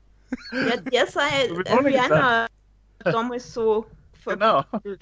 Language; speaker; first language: German; native; German